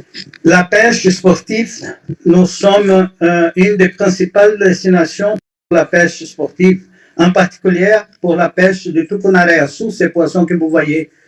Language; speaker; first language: French; non-native, fluent; Portuguese